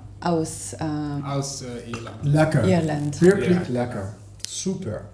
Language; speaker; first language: German; non-native, learner; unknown